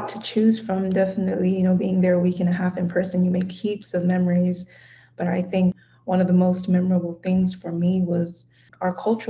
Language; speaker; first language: English; non-native, fluent; Samoan